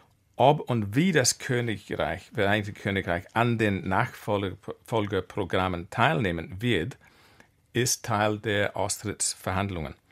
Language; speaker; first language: German; non-native, fluent; English